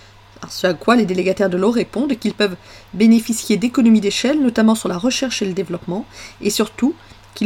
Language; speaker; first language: French; native; French